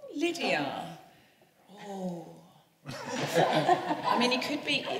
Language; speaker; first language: English; native; English